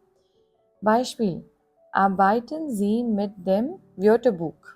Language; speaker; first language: German; non-native, fluent; Gujarati